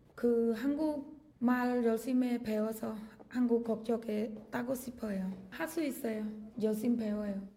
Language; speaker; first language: Korean; non-native, learner; Khmer